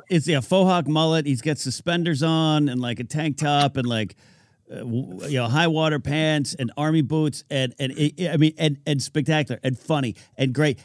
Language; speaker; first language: English; native; English